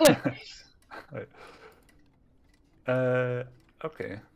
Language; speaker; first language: Japanese; non-native, fluent; Danish